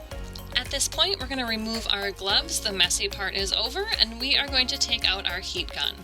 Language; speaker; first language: English; native; English